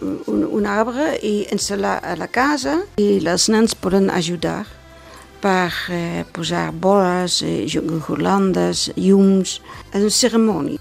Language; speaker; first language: Catalan; non-native, learner; Dutch